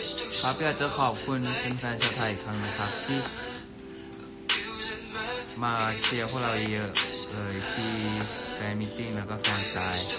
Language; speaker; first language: Korean; non-native, fluent; Thai